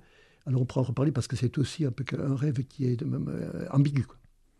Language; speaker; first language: French; native; French